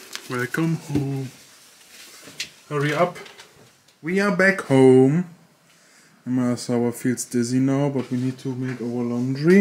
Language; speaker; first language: English; non-native, learner; German